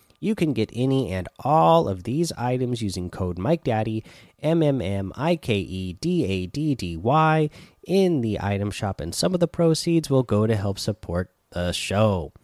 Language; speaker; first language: English; native; English